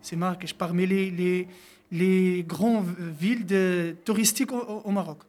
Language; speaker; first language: French; non-native, local second language; Arabic